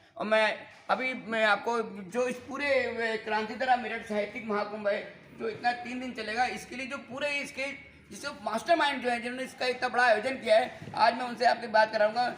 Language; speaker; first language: Hindi; native; Hindi